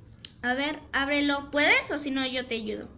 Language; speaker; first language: Spanish; native; Spanish